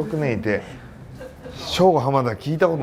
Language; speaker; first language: Japanese; native; Japanese